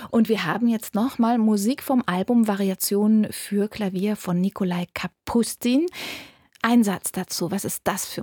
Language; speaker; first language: German; native; German